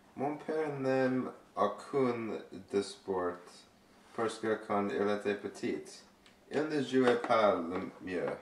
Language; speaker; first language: French; non-native, learner; English